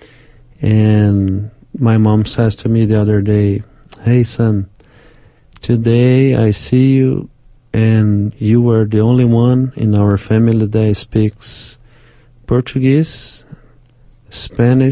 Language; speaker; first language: English; non-native, fluent; Portuguese